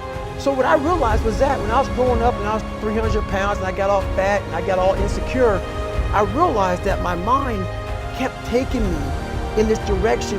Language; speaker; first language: English; native; English